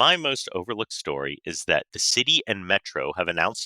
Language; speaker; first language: English; native; English